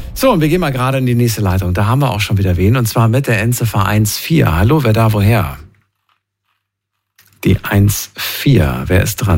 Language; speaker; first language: German; native; German